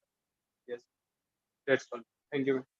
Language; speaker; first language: English; non-native, learner; Hindi